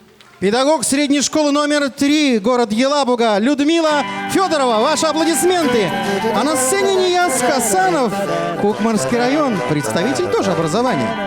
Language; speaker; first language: Russian; native; Russian